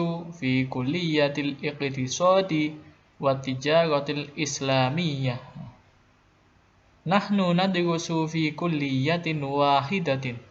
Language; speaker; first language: Arabic; non-native, fluent; Indonesian